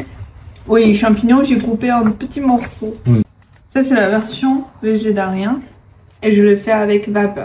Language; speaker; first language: French; non-native, fluent; Chinese